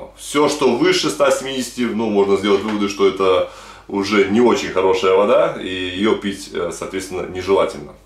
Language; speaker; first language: Russian; native; Russian